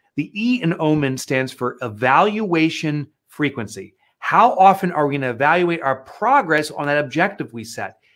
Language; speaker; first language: English; native; English